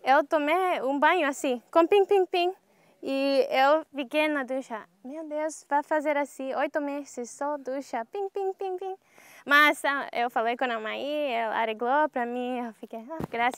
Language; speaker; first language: Portuguese; non-native, learner; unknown